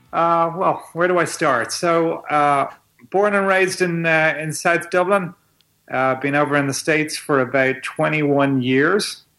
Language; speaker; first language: English; native; English